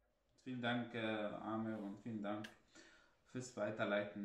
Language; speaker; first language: German; non-native, fluent; Arabic